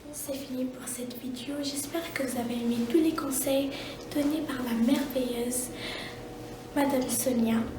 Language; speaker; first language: French; non-native, local second language; Arabic